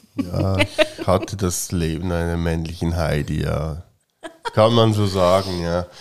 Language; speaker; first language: German; native; German